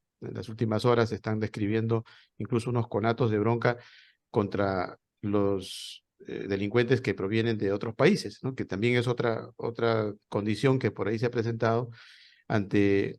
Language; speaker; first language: Spanish; native; Spanish